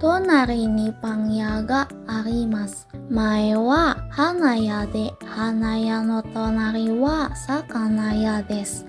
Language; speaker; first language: Japanese; non-native, learner; Indonesian